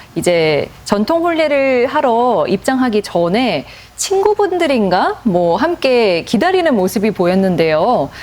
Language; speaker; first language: Korean; native; Korean